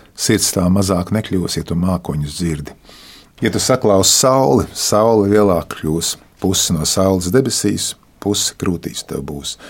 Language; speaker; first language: Latvian; native; Latvian